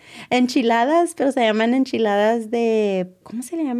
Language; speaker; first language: Spanish; early bilingual, other home language; English